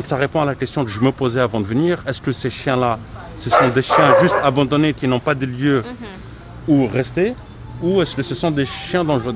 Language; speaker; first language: French; native; French